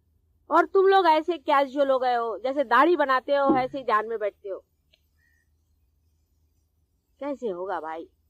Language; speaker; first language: Hindi; non-native, local second language; Marathi